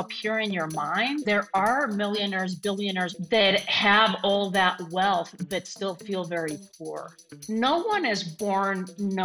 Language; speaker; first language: English; non-native, fluent; Spanish